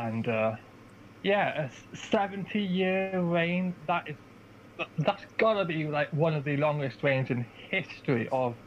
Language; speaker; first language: English; native; English